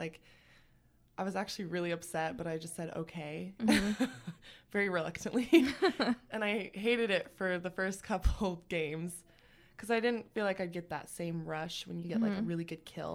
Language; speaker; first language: English; native; English